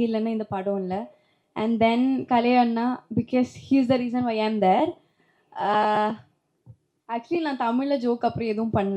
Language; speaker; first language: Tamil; non-native, learner; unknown